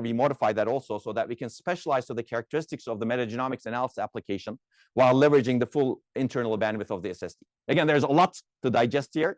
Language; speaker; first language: English; non-native, fluent; Turkish